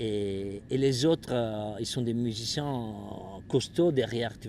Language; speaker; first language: French; non-native, fluent; Italian